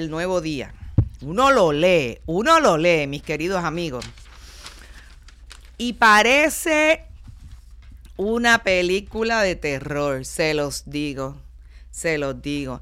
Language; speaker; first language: Spanish; native; Spanish